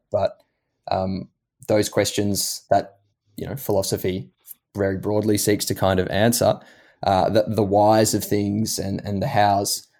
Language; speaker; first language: English; native; English